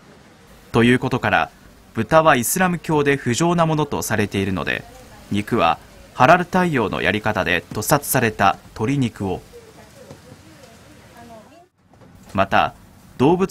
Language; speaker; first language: Japanese; native; Japanese